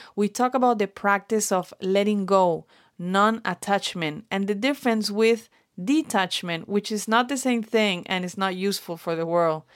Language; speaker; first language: English; non-native, fluent; Spanish